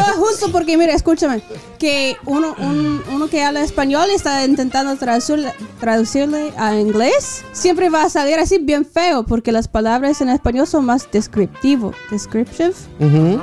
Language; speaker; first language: Spanish; non-native, fluent; English